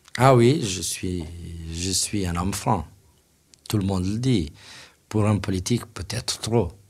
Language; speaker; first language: French; non-native, fluent; Portuguese